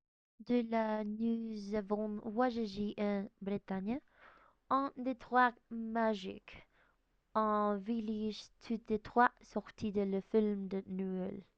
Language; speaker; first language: French; non-native, learner; Spanish